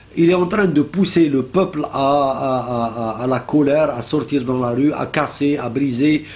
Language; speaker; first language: French; non-native, local second language; Arabic